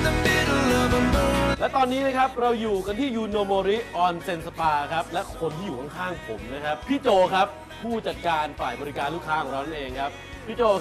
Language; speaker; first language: Thai; native; Thai